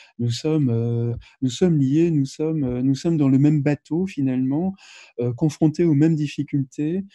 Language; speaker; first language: French; native; French